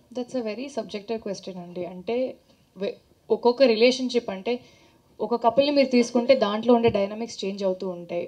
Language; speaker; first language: Telugu; native; Telugu